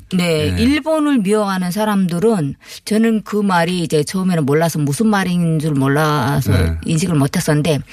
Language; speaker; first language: Korean; native; Korean